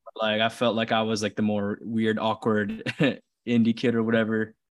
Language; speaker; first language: English; early bilingual, other home language; Filipino